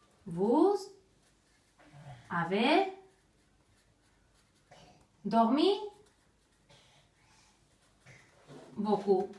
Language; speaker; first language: French; non-native, fluent; Basque